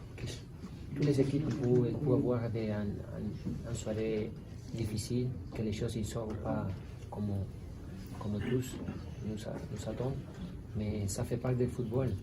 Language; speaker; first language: French; non-native, learner; Spanish